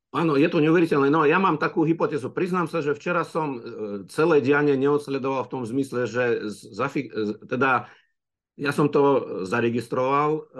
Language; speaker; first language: Slovak; non-native, fluent; Russian